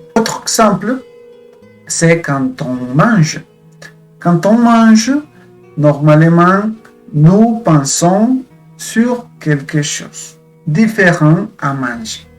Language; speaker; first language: French; non-native, fluent; Spanish